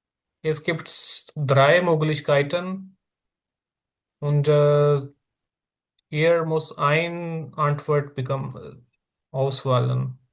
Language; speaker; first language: German; non-native, learner; Urdu